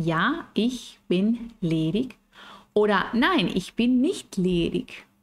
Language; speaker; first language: German; non-native, fluent; Spanish